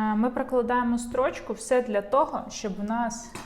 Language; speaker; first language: Ukrainian; non-native, local second language; Russian